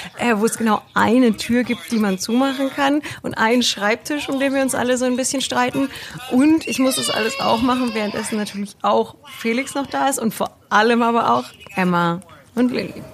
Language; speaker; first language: German; native; German